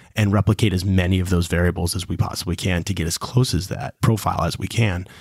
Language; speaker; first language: English; native; English